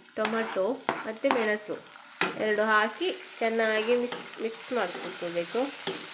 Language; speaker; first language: Kannada; non-native, local second language; Tulu